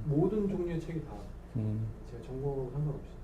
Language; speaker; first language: Korean; native; Korean